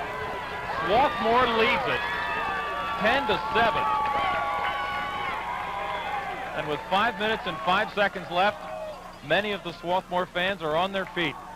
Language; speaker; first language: English; native; English